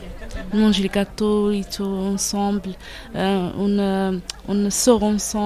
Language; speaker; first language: French; non-native, learner; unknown